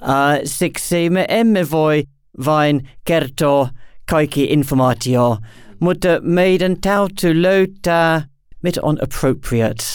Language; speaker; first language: Finnish; non-native, learner; English